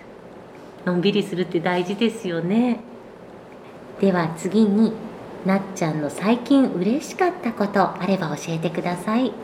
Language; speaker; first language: Japanese; native; Japanese